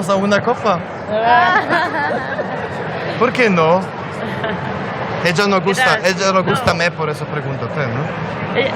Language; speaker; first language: Spanish; non-native, learner; Polish